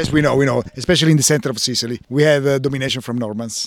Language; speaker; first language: English; non-native, learner; Italian